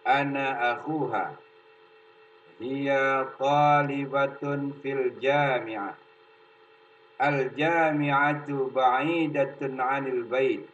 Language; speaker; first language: Arabic; non-native, fluent; Indonesian